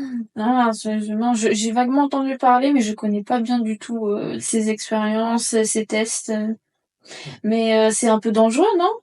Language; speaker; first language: French; native; French